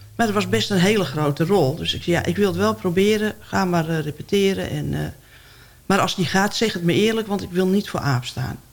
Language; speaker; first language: Dutch; native; Dutch